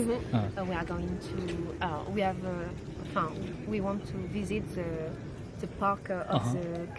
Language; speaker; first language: English; non-native, learner; French